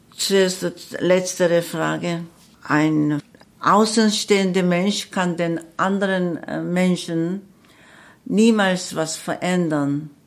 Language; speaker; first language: German; non-native, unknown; Korean